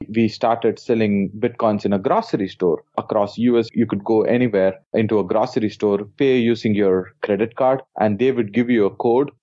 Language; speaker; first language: English; non-native, local second language; Tamil